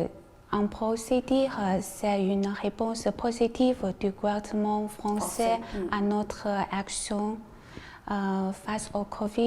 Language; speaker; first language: French; non-native, learner; Chinese